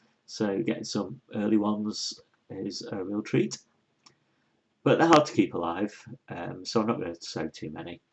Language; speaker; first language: English; native; English